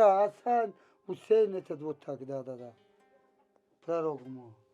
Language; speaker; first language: Russian; non-native, learner; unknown